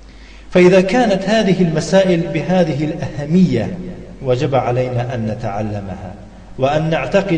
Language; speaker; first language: Arabic; non-native, fluent; Tajik